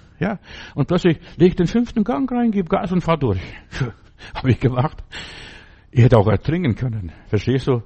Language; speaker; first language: German; early bilingual, other home language; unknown